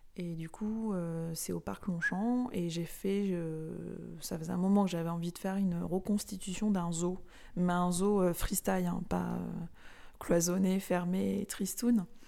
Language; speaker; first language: French; native; French